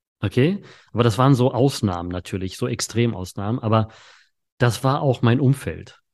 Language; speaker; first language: German; early bilingual, other home language; Polish